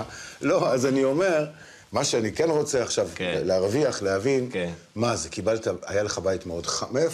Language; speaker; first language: Hebrew; native; Hebrew